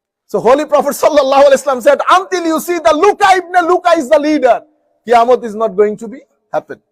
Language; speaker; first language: English; non-native, local second language; Bangla